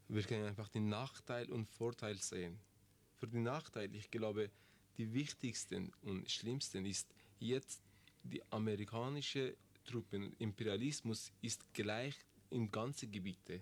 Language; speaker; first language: German; non-native, learner; Persian